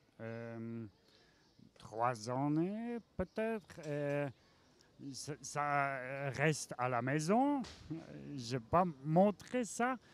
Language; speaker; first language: French; non-native, learner; German